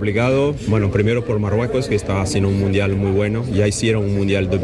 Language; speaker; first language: Spanish; non-native, fluent; Portuguese